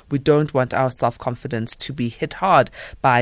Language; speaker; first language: English; non-native, local second language; Zulu